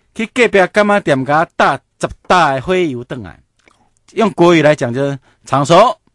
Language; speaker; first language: Chinese; non-native, local second language; Min Nan Chinese